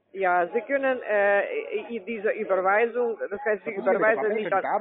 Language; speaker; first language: German; non-native, fluent; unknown